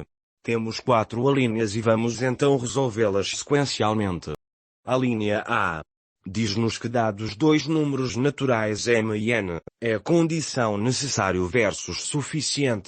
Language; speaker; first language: Portuguese; native; Portuguese